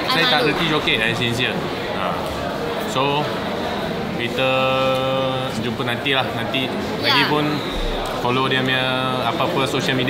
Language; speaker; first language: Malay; non-native, local second language; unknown